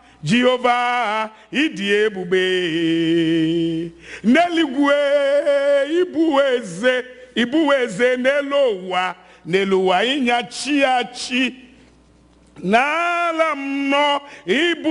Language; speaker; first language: English; non-native, local second language; Akan